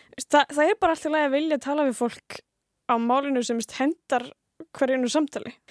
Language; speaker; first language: Icelandic; non-native, fluent; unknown